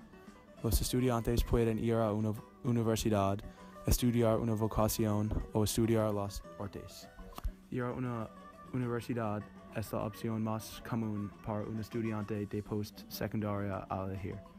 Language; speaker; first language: Spanish; non-native, learner; English